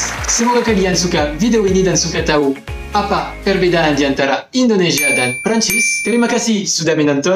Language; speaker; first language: Indonesian; non-native, fluent; French